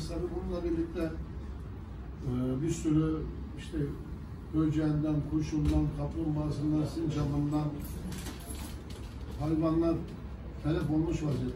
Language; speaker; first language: Turkish; native; Turkish